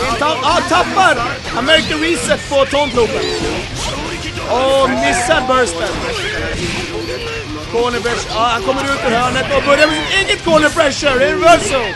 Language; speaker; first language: Swedish; native; Swedish